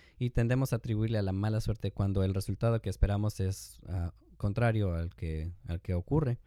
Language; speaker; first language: Spanish; native; Spanish